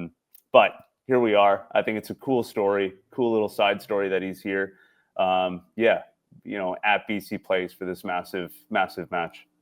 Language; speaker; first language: English; native; English